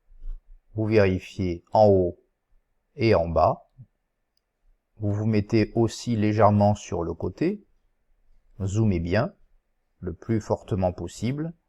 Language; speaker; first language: French; native; French